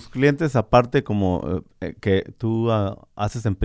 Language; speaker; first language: Spanish; native; Spanish